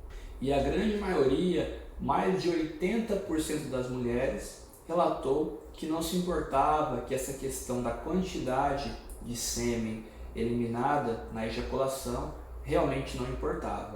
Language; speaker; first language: Portuguese; native; Portuguese